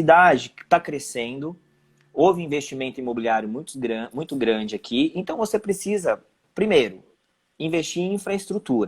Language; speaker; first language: Portuguese; native; Portuguese